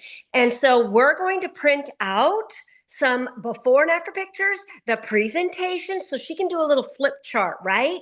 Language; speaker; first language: English; native; English